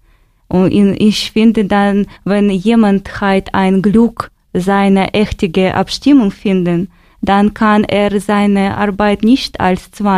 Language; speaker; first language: German; non-native, learner; Ukrainian